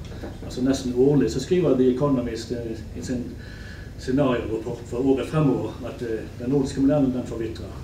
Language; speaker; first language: Norwegian; native; Norwegian